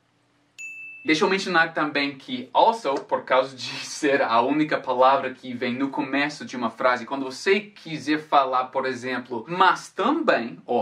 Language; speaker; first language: Portuguese; non-native, fluent; English